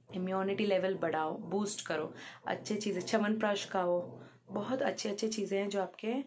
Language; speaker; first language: Hindi; non-native, local second language; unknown